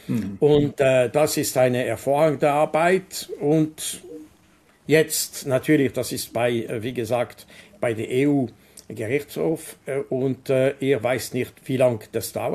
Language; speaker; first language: German; non-native, local second language; French